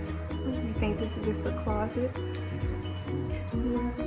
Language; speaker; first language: English; native; English